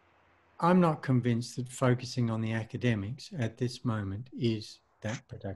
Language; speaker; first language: English; native; English